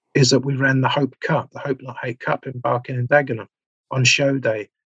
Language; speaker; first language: English; native; English